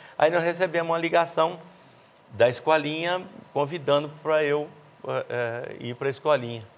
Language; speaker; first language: Portuguese; native; Portuguese